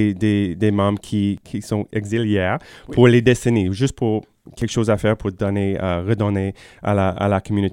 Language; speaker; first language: French; non-native, fluent; English